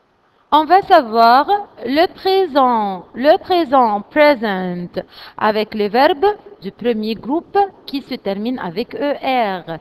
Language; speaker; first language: French; non-native, fluent; Arabic